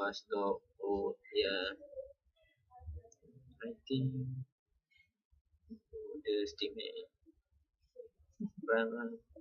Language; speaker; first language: English; non-native, local second language; Malay